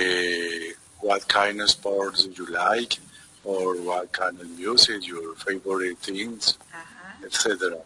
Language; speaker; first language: English; non-native, learner; Spanish